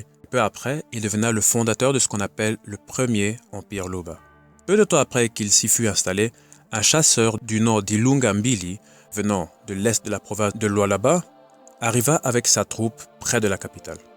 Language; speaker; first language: French; native; French